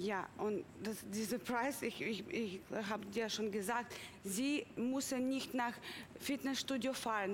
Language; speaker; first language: German; non-native, fluent; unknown